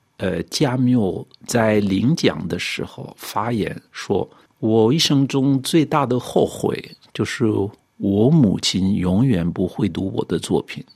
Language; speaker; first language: Chinese; non-native, fluent; French